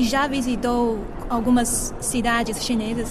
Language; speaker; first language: Portuguese; non-native, fluent; Chinese